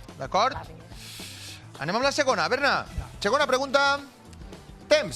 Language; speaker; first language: Catalan; native; Catalan